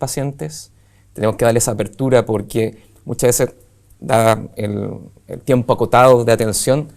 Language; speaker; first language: Spanish; native; Spanish